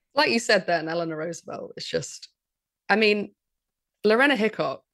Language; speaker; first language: English; native; English